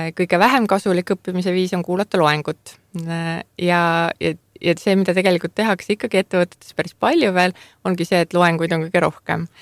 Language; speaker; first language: Estonian; native; Estonian